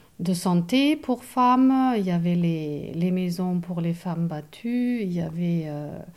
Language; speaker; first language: French; non-native, fluent; German